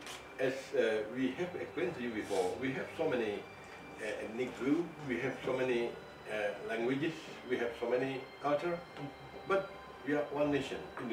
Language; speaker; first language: English; non-native, fluent; Indonesian